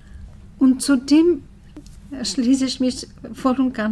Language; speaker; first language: German; early bilingual, heritage; German